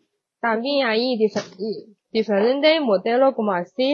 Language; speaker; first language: Spanish; non-native, learner; Chinese